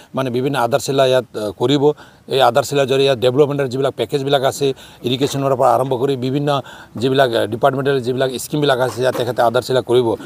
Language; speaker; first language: Assamese; non-native, local second language; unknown